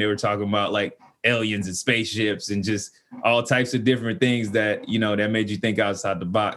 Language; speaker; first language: English; native; English